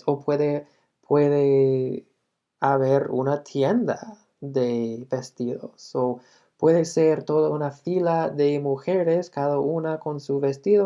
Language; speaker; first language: Spanish; non-native, fluent; English